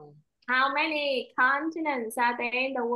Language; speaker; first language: English; non-native, fluent; Vietnamese